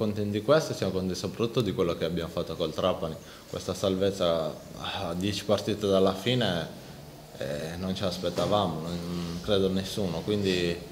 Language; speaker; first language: Italian; native; Italian